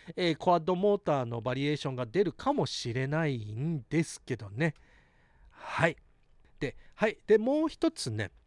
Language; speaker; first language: Japanese; early bilingual, heritage; English